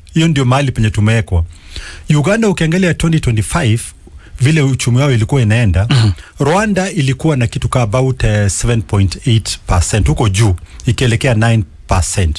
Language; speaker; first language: Swahili; non-native, local second language; Kikuyu